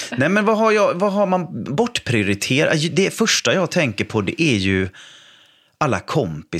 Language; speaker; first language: Swedish; native; Swedish